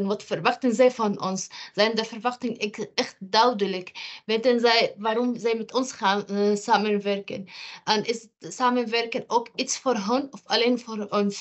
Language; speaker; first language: Dutch; non-native, fluent; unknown